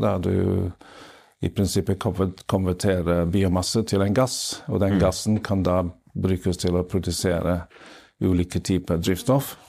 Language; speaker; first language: Norwegian; non-native, fluent; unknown